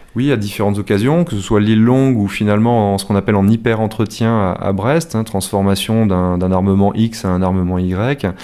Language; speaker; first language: French; native; French